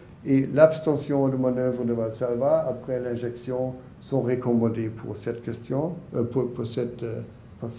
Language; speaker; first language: French; non-native, learner; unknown